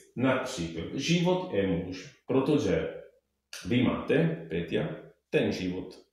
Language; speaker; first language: Czech; non-native, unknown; Italian